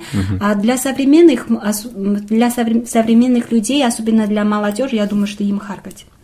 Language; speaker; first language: Russian; non-native, fluent; Chinese